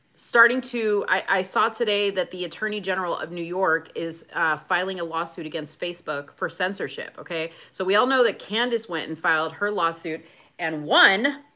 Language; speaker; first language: English; native; English